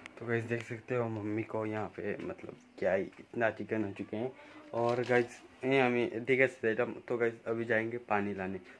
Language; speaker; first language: Hindi; non-native, local second language; Bangla